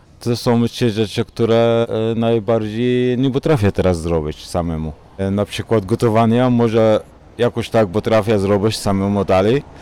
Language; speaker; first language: Polish; non-native, learner; Arabic